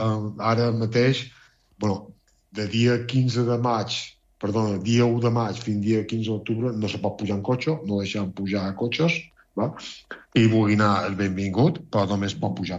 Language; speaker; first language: Catalan; native; Catalan